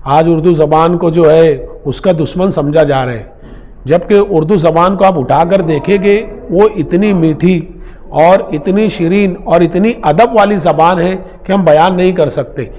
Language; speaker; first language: Urdu; native; Urdu